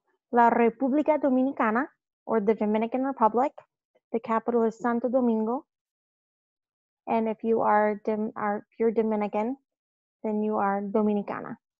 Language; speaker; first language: English; native; English